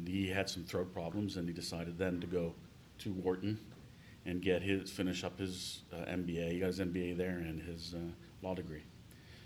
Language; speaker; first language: English; native; English